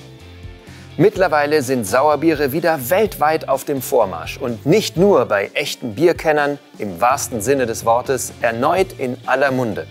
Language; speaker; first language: German; native; German